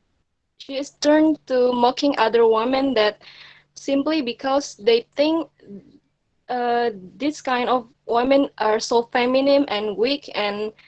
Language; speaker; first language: English; non-native, learner; Indonesian